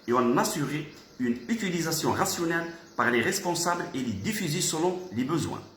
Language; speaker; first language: French; non-native, local second language; Arabic